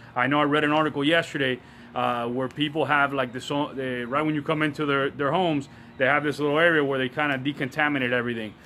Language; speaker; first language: English; early bilingual, other home language; Spanish